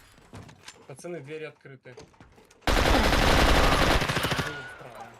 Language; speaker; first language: Russian; native; Russian